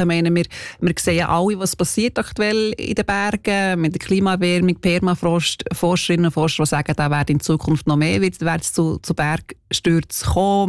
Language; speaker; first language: German; native; German